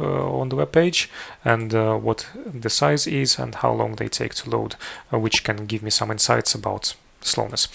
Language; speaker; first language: English; non-native, fluent; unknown